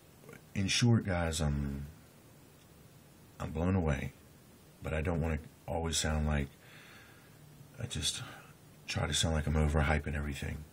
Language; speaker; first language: English; native; English